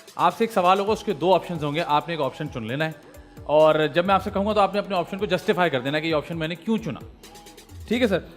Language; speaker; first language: Urdu; native; Urdu